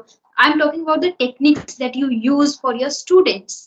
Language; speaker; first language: English; non-native, local second language; Hindi